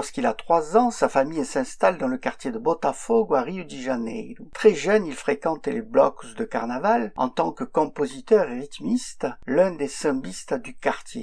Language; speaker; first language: French; native; French